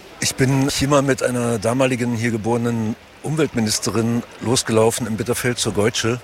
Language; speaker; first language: German; native; German